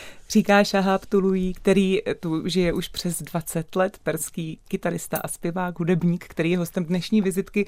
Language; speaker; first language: Czech; native; Czech